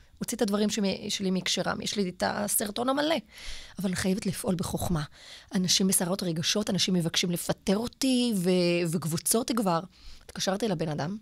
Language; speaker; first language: Hebrew; non-native, local second language; Arabic